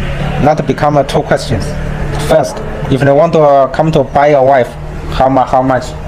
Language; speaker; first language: English; non-native, learner; Chinese